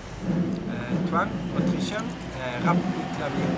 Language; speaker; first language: French; non-native, fluent; German